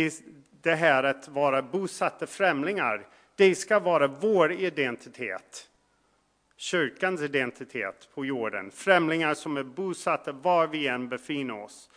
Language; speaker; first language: Swedish; non-native, fluent; English